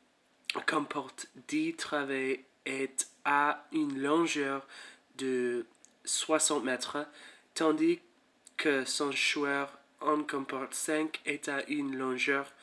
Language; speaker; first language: French; non-native, learner; English